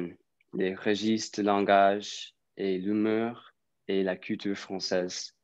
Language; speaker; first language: French; non-native, fluent; English